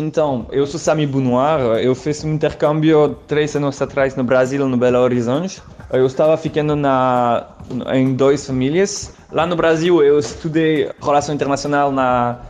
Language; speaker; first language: Portuguese; non-native, learner; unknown